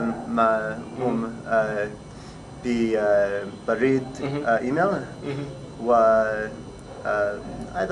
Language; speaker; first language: Arabic; non-native, learner; English